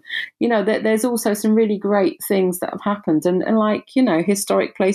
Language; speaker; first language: English; native; English